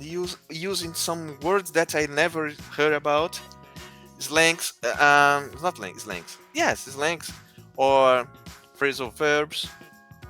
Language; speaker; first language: English; non-native, learner; Portuguese